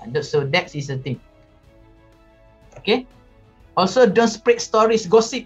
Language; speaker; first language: English; non-native, local second language; Malay